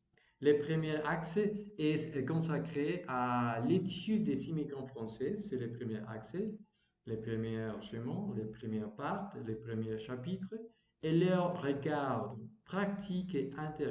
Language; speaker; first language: French; non-native, learner; Spanish